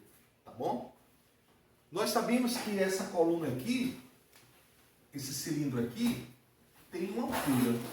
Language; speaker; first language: Portuguese; native; Portuguese